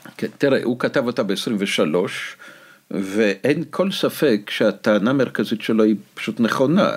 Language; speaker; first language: Hebrew; non-native, fluent; Russian